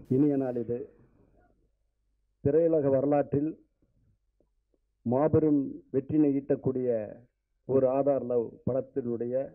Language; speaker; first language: Tamil; native; Tamil